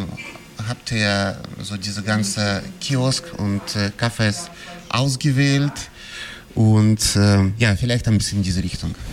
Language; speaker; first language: German; non-native, fluent; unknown